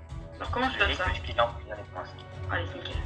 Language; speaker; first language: French; native; French